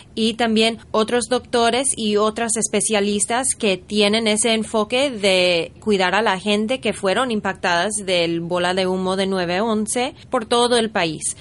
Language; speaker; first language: Spanish; early bilingual, heritage; English